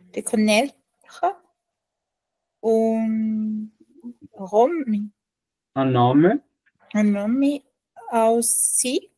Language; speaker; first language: French; non-native, learner; Portuguese